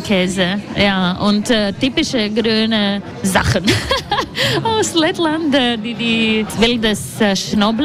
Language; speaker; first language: German; non-native, fluent; Latvian